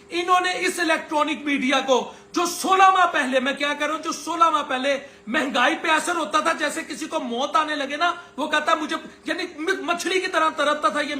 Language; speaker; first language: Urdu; non-native, local second language; Punjabi